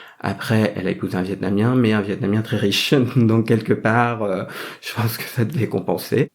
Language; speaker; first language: French; early bilingual, other home language; Vietnamese